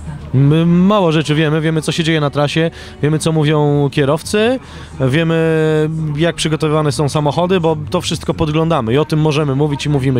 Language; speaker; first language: Polish; native; Polish